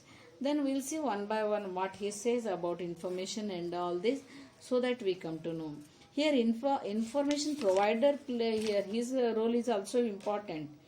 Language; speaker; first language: English; non-native, local second language; Kannada